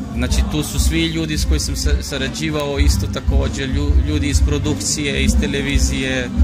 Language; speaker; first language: Croatian; non-native, fluent; Macedonian